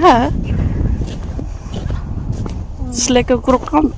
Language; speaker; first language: Dutch; non-native, fluent; Filipino